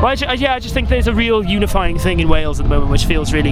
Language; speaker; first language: English; native; English